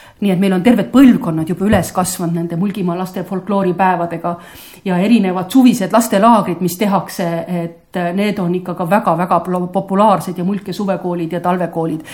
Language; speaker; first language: Estonian; native; Estonian